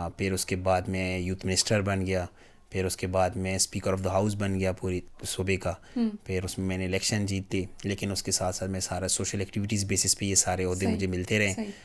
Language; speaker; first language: Urdu; non-native, local second language; Pashto